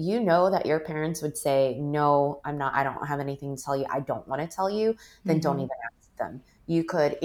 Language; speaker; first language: English; native; English